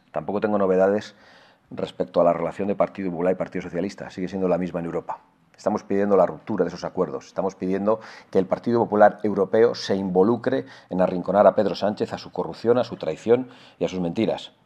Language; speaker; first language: Spanish; native; Spanish